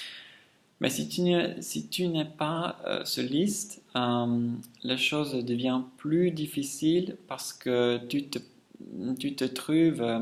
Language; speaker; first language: French; non-native, fluent; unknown